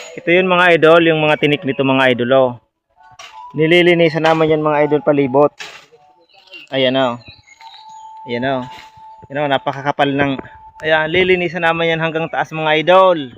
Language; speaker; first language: Filipino; non-native, local second language; Bikol